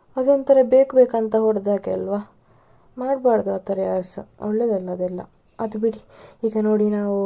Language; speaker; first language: Kannada; non-native, local second language; Tulu